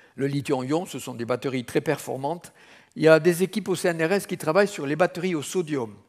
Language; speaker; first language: French; native; French